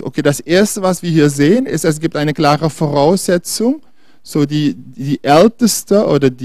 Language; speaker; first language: German; non-native, fluent; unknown